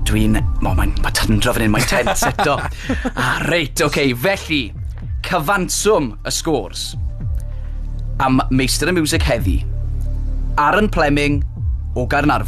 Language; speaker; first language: Welsh; native; Welsh